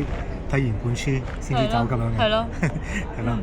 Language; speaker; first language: Cantonese; early bilingual, heritage; Cantonese